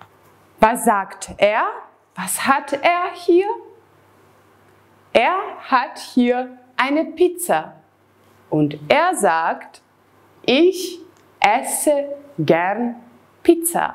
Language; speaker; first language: German; non-native, fluent; Serbian